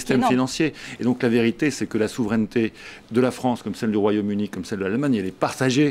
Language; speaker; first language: French; native; French